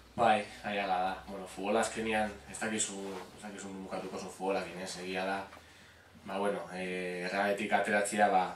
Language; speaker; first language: Basque; native; Basque